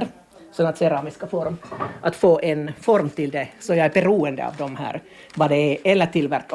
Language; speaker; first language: Swedish; non-native, local second language; Finnish